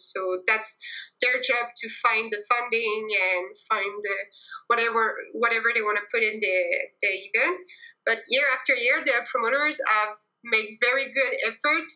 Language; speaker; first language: English; non-native, fluent; French